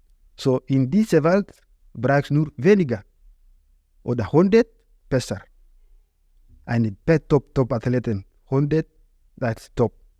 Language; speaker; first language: German; non-native, learner; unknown